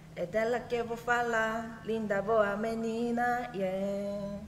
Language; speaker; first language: Portuguese; non-native, learner; Korean